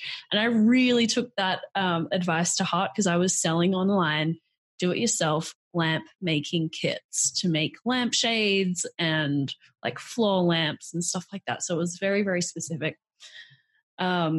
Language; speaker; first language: English; native; English